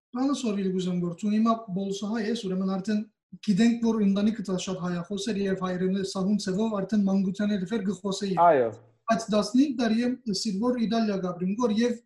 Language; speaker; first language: Armenian; native; Armenian